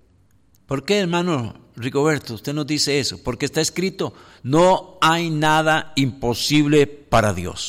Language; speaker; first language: Spanish; native; Spanish